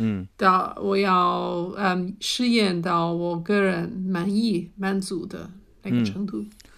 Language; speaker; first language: Chinese; non-native, fluent; English